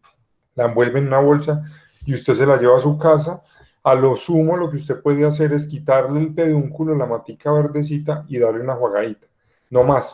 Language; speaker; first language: Spanish; native; Spanish